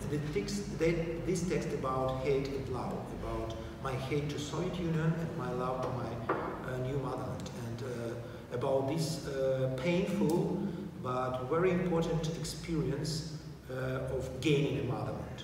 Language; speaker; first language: English; non-native, fluent; Ukrainian